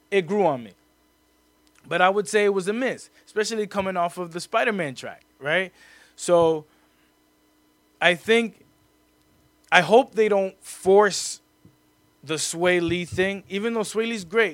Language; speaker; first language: English; native; English